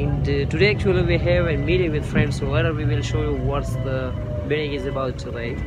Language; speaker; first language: English; non-native, local second language; Urdu